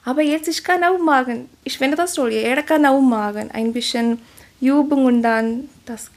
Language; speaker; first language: German; non-native, learner; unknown